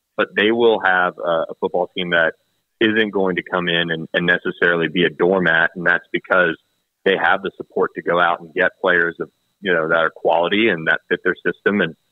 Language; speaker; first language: English; native; English